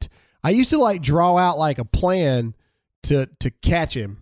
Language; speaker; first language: English; native; English